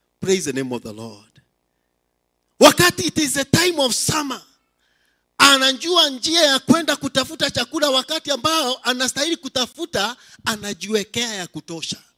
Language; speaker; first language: Swahili; non-native, local second language; Kikuyu